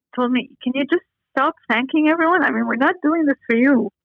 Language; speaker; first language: English; non-native, fluent; Arabic